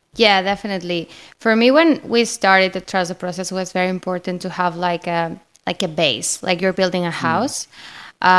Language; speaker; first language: English; non-native, fluent; Spanish